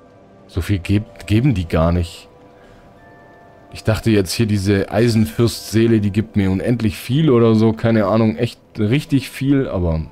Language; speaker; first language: German; native; German